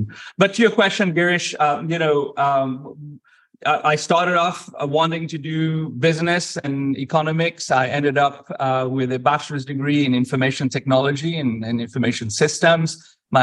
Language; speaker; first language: English; non-native, fluent; Morisyen